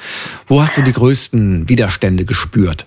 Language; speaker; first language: German; native; German